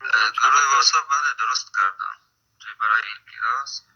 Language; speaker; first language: Persian; non-native, fluent; Arabic